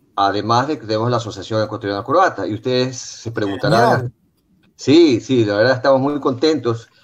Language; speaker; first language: Spanish; native; Spanish